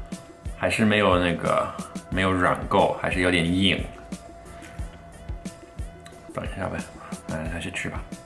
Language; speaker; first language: Chinese; non-native, fluent; English